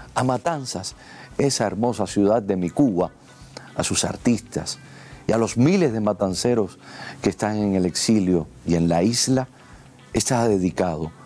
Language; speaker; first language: Spanish; native; Spanish